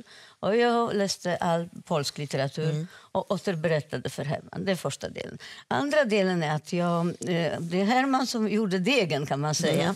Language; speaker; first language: Swedish; non-native, fluent; Polish